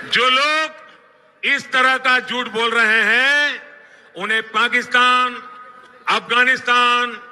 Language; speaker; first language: Hindi; native; Hindi